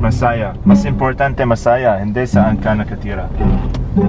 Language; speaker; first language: Filipino; non-native, learner; Arabic